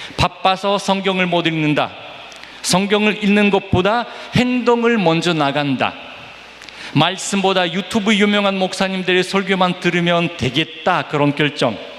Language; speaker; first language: Korean; non-native, fluent; Russian